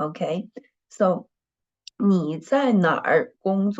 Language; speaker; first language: Chinese; non-native, fluent; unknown